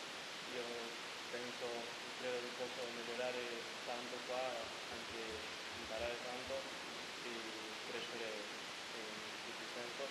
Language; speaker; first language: Italian; non-native, learner; Spanish